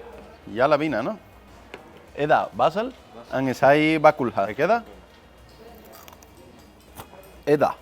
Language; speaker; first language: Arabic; non-native, learner; Spanish